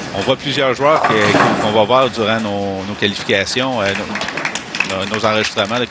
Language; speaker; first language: French; native; French